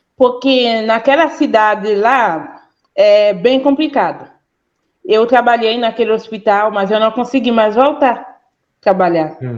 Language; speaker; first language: Portuguese; non-native, fluent; Haitian Creole